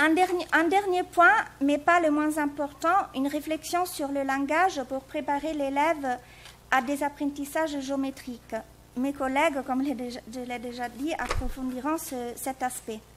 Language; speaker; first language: French; native; French